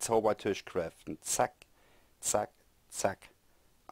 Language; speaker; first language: German; native; German